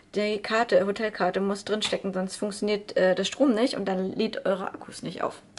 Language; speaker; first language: German; native; German